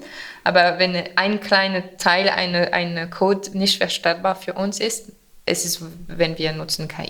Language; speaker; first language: German; non-native, fluent; French